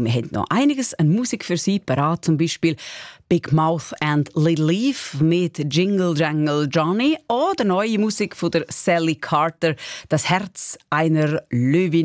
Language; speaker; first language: German; native; German